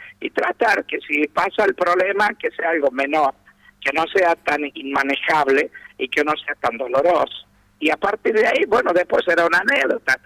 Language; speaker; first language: Spanish; native; Spanish